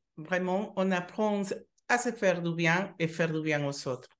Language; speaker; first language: French; non-native, fluent; Spanish